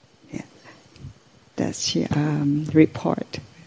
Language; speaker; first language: English; non-native, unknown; Thai